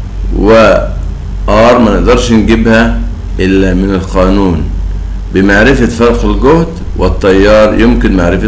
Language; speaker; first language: Arabic; native; Arabic